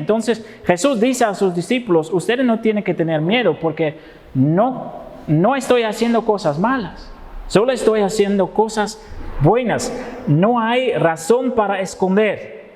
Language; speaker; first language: Spanish; non-native, fluent; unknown